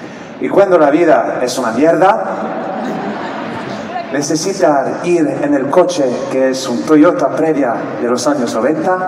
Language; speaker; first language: Spanish; non-native, fluent; French